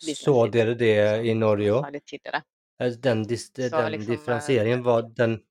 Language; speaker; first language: Norwegian; native; Norwegian